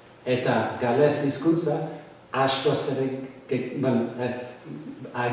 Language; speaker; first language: Basque; non-native, fluent; English